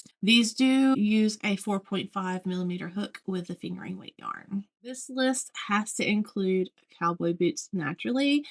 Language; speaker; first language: English; native; English